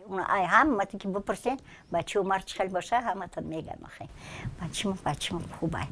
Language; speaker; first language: Tajik; non-native, local second language; Russian